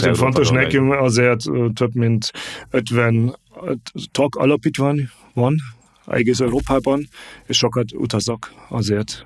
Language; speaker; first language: Hungarian; non-native, fluent; German